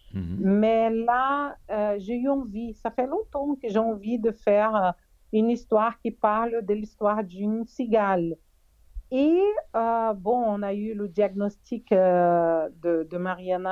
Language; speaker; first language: French; non-native, fluent; Portuguese